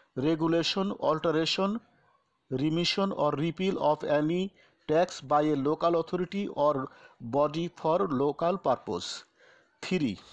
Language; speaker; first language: English; non-native, local second language; Bangla